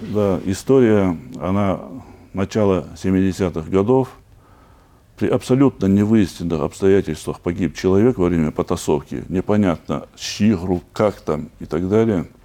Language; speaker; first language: Russian; non-native, local second language; Chechen